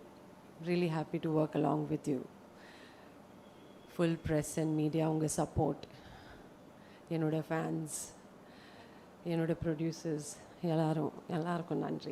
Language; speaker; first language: Tamil; non-native, fluent; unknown